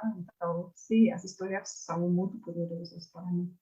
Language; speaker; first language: Portuguese; non-native, learner; English